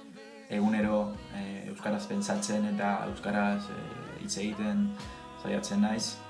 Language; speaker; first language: Basque; non-native, learner; Spanish